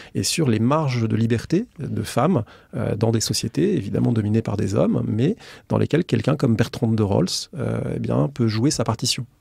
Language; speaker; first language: French; native; French